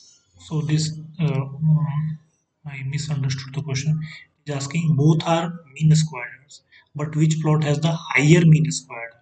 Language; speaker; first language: English; non-native, fluent; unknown